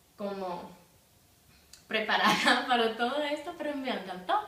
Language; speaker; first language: Spanish; non-native, fluent; English